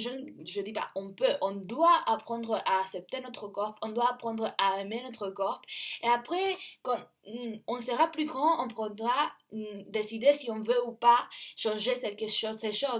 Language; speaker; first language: French; non-native, learner; Spanish